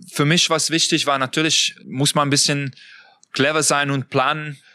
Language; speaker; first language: German; non-native, fluent; Hungarian